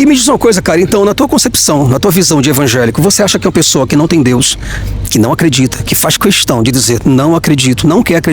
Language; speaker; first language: Portuguese; native; Portuguese